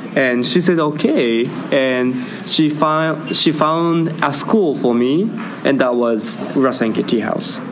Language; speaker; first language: English; non-native, learner; Japanese